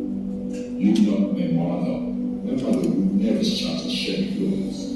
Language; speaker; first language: English; non-native, learner; Indonesian